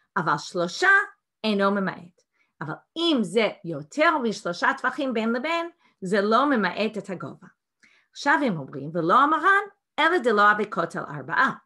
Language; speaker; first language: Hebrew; non-native, fluent; English